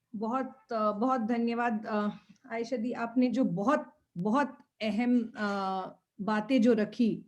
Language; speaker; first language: Hindi; non-native, local second language; Bangla